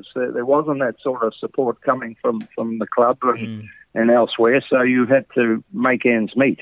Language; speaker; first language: English; native; English